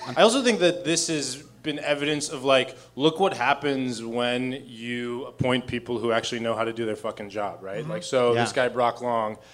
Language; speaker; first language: English; native; English